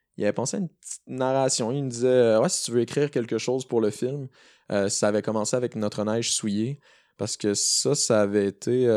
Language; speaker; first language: French; native; French